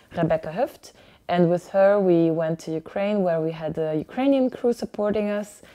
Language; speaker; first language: English; early bilingual, other home language; Ukrainian